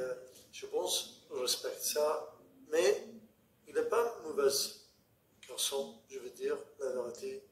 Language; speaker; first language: French; non-native, learner; Arabic